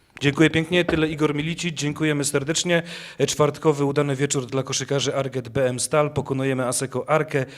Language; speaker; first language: Polish; native; Polish